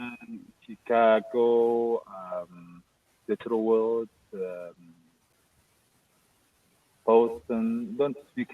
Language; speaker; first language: English; non-native, learner; Arabic